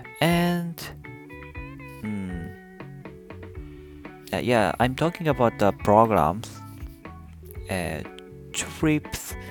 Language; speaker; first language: English; non-native, learner; Japanese